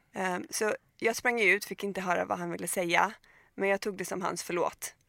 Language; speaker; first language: Swedish; native; Swedish